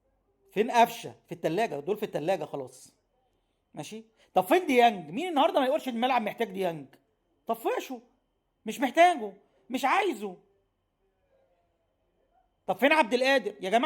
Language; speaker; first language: Arabic; native; Arabic